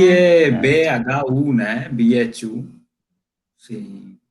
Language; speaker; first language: Portuguese; non-native, fluent; Hindi